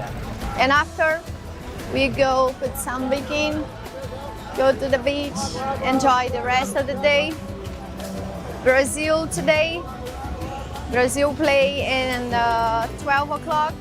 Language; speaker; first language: English; non-native, learner; Portuguese